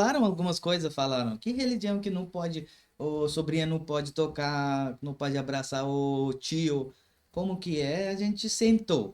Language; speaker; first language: Portuguese; non-native, learner; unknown